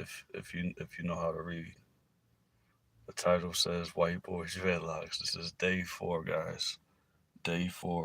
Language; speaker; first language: English; native; English